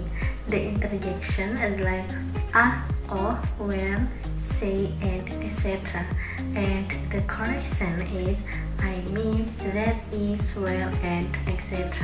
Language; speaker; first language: English; non-native, learner; Indonesian